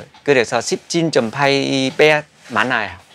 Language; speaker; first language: Korean; non-native, learner; Vietnamese